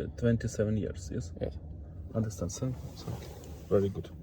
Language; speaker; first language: English; non-native, learner; Ukrainian